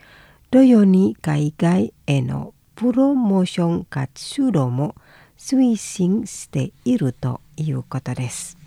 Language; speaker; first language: Japanese; non-native, fluent; Indonesian